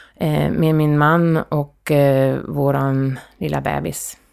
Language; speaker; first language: Swedish; early bilingual, heritage; Swedish